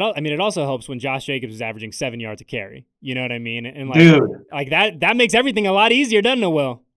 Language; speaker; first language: English; native; English